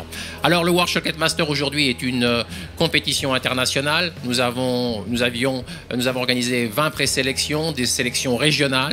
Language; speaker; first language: French; native; French